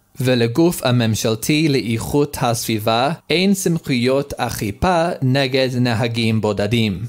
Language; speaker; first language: Hebrew; non-native, learner; English